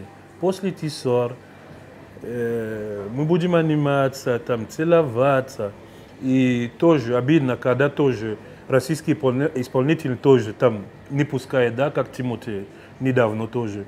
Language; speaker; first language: Russian; non-native, fluent; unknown